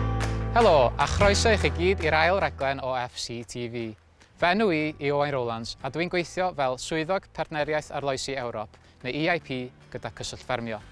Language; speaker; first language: Welsh; native; Welsh